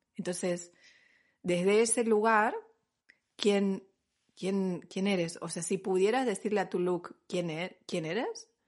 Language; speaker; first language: Spanish; native; Spanish